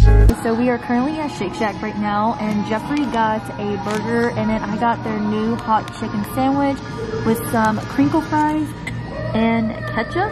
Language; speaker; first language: English; native; English